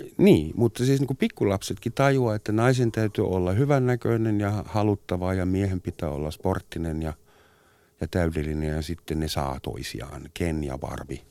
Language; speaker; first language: Finnish; non-native, fluent; German